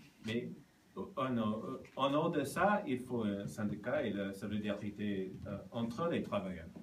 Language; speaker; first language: French; non-native, learner; Japanese